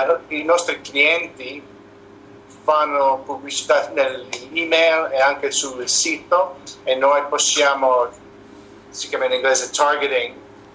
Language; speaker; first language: Italian; non-native, learner; English